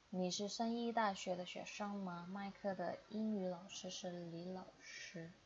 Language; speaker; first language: Chinese; non-native, fluent; Indonesian